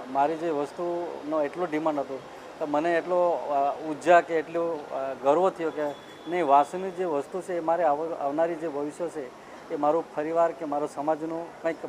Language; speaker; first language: Gujarati; non-native, local second language; Bhili